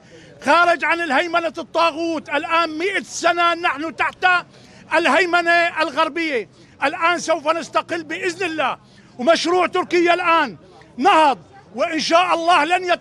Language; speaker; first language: Arabic; native; Arabic